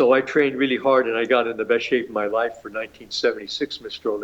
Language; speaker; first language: English; native; English